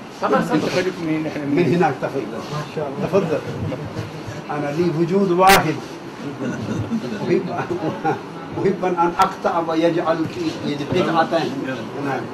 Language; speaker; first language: Arabic; non-native, learner; Urdu